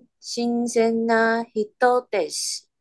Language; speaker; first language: Japanese; non-native, learner; Chinese